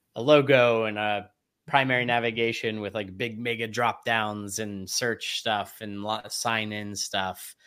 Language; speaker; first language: English; native; English